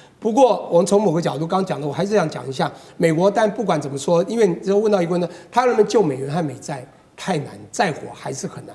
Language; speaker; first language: Chinese; native; Chinese